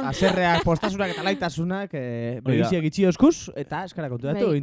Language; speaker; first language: Basque; native; Basque